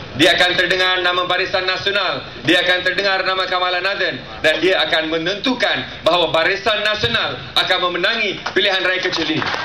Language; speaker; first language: Malay; non-native, local second language; Tamil